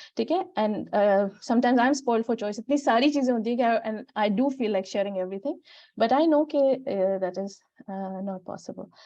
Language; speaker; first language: Urdu; native; Urdu